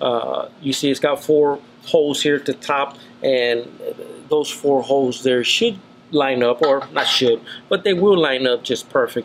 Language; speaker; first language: English; native; English